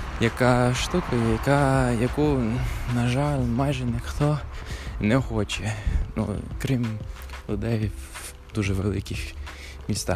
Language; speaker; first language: Ukrainian; non-native, fluent; English